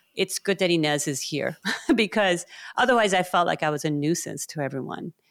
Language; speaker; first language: English; non-native, fluent; Spanish